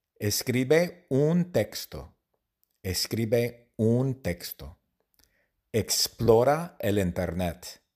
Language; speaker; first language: Spanish; non-native, fluent; English